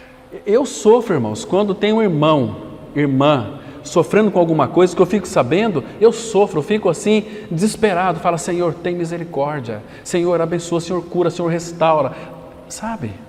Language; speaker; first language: Portuguese; native; Portuguese